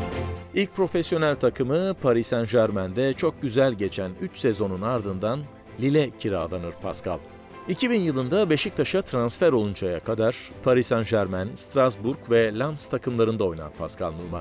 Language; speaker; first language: Turkish; native; Turkish